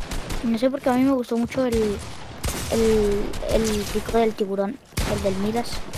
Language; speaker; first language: Spanish; native; Spanish